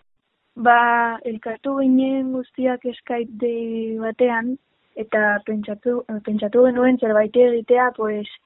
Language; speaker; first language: Basque; non-native, local second language; Spanish